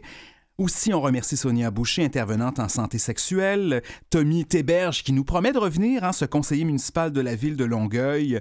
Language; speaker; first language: French; native; French